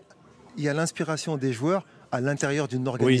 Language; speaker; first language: French; native; French